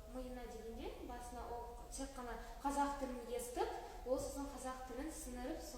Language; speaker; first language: Kazakh; non-native, local second language; Russian